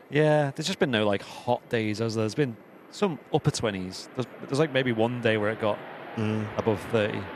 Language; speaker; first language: English; native; English